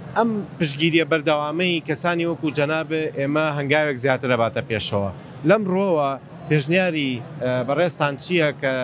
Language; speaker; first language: Central Kurdish; non-native, local second language; Gurani